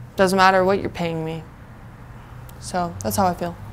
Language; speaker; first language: English; native; English